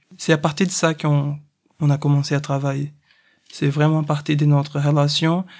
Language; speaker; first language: French; non-native, fluent; Portuguese